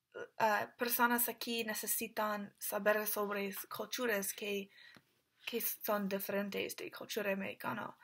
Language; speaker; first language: Spanish; non-native, learner; English